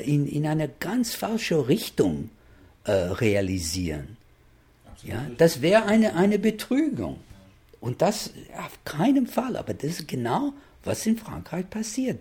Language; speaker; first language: German; non-native, fluent; English